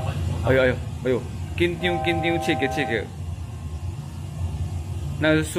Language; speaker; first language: Chinese; native; Chinese